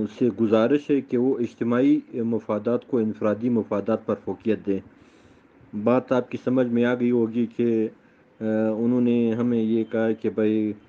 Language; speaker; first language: Urdu; non-native, local second language; Pashto